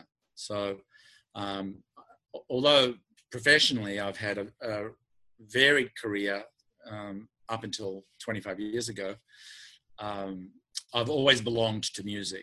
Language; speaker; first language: English; native; English